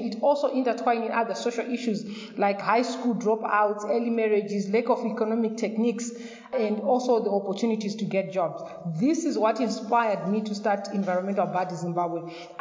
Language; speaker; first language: English; non-native, local second language; Shona